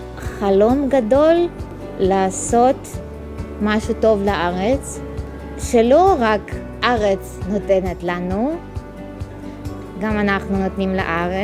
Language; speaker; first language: Hebrew; non-native, learner; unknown